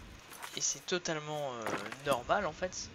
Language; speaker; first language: French; native; French